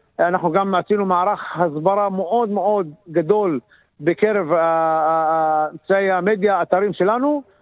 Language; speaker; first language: Hebrew; non-native, local second language; Arabic